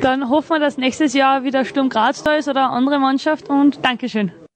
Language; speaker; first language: German; native; German